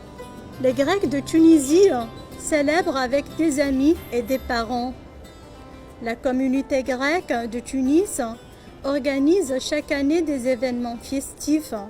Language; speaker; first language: French; non-native, local second language; Arabic